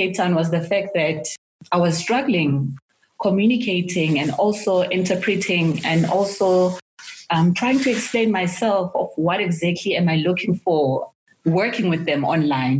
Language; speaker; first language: English; non-native, local second language; Zulu